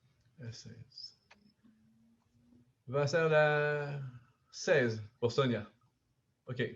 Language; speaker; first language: Spanish; non-native, learner; French